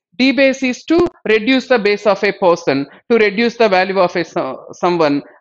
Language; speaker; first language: English; non-native, local second language; Telugu